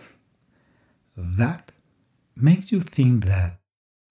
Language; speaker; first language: English; non-native, fluent; Spanish